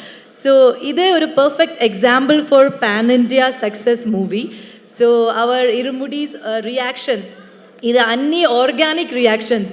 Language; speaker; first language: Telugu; non-native, learner; Malayalam